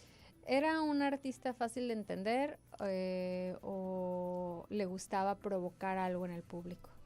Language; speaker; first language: Spanish; native; Spanish